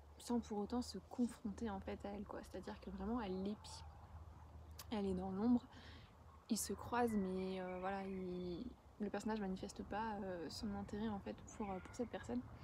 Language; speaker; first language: French; native; French